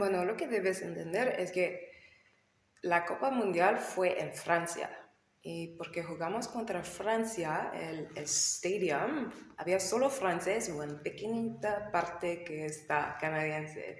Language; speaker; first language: Spanish; non-native, learner; English